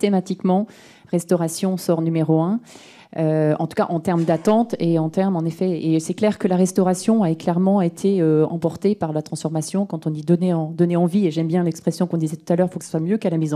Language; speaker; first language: French; native; French